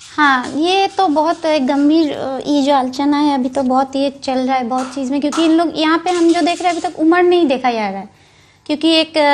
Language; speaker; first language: Hindi; non-native, local second language; Bangla